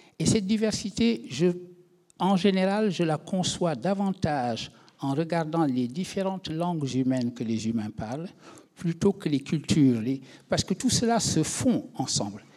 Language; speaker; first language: French; non-native, local second language; Wolof